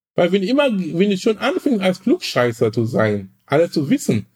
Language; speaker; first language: German; non-native, fluent; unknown